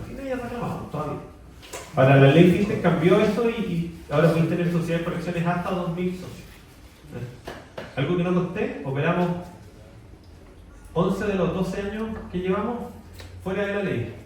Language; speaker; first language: Spanish; native; Spanish